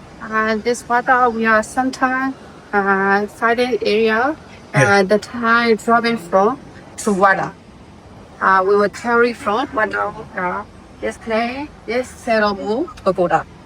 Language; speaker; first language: English; non-native, learner; Burmese